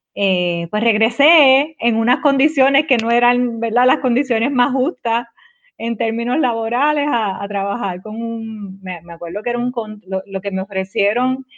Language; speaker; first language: Spanish; native; Spanish